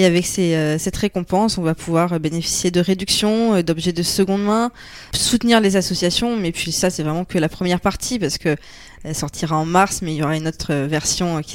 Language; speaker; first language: French; native; French